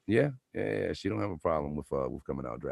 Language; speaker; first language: English; native; English